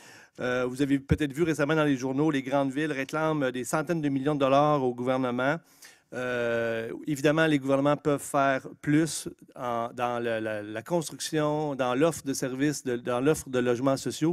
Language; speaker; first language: French; native; French